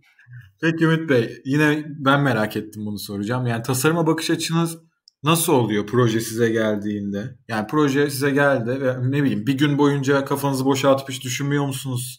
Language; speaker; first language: Turkish; native; Turkish